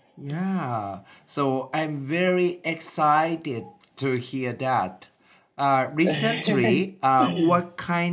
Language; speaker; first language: English; non-native, learner; Japanese